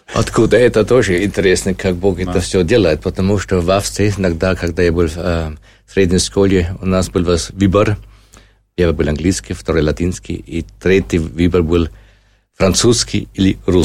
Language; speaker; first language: Russian; non-native, learner; German